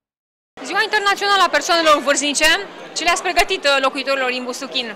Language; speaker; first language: Romanian; native; Romanian